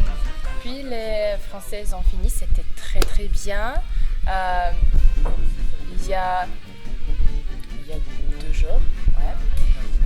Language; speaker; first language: French; non-native, fluent; Serbian